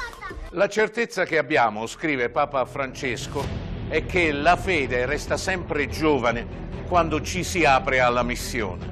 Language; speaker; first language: Italian; native; Italian